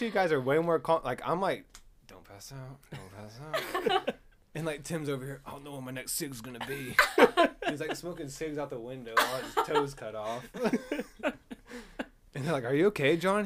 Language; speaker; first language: English; native; English